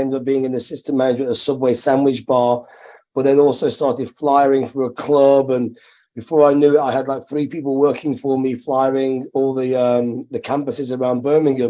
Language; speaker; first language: English; native; English